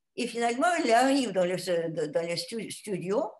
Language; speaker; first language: French; non-native, fluent; Russian